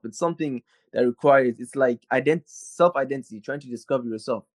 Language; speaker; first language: English; non-native, local second language; Hausa